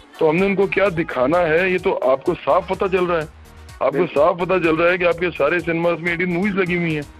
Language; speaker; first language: Urdu; non-native, local second language; Punjabi